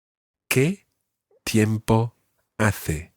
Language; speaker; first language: Spanish; non-native, fluent; English